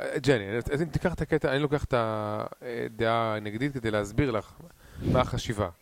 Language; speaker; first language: Hebrew; native; Hebrew